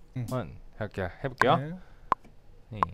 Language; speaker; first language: Korean; native; Korean